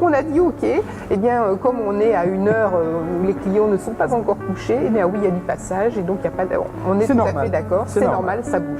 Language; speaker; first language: French; native; French